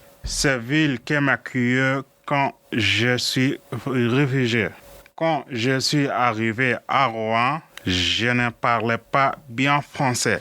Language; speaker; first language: French; non-native, learner; Arabic